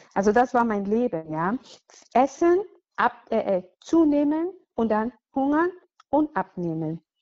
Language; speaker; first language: German; non-native, fluent; English